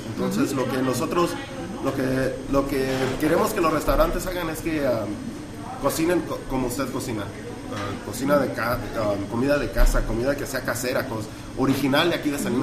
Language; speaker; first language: Spanish; early bilingual, heritage; Spanish